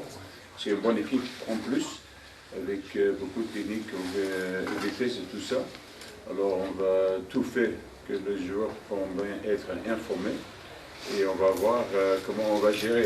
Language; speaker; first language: French; non-native, fluent; Dutch